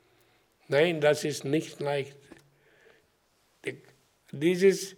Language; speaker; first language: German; non-native, learner; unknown